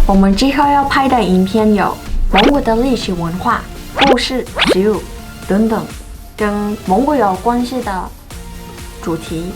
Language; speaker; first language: Chinese; non-native, fluent; Mongolian